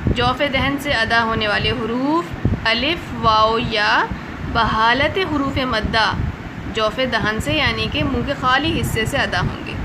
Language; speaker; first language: Urdu; native; Urdu